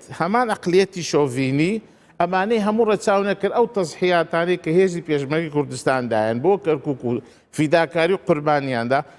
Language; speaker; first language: Central Kurdish; non-native, local second language; Turkish